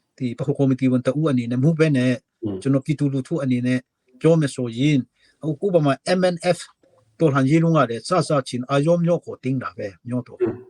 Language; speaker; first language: Burmese; non-native, local second language; Hakha Chin